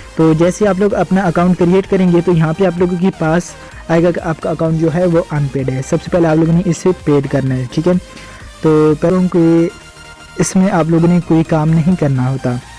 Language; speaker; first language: Urdu; non-native, local second language; Punjabi